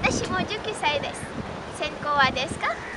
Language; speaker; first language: Japanese; non-native, learner; Malay